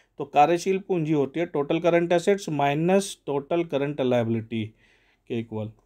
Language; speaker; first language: Hindi; native; Hindi